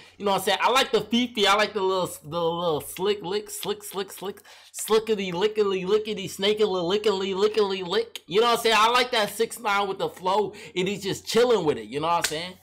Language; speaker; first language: English; native; English